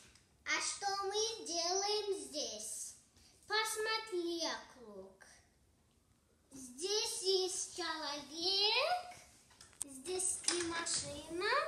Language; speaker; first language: Russian; early bilingual, heritage; English